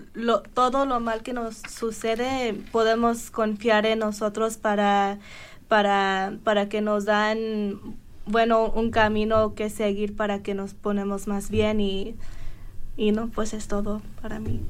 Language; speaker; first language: Spanish; early bilingual, heritage; Spanish